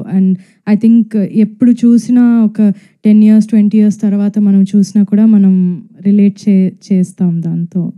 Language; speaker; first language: Telugu; non-native, fluent; Tamil